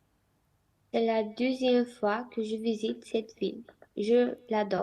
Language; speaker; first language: French; non-native, learner; Romanian